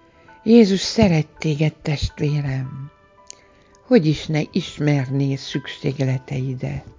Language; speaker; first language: Hungarian; native; Hungarian